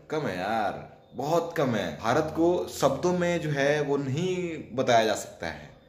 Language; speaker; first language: Hindi; native; Hindi